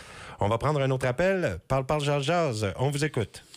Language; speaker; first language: French; native; French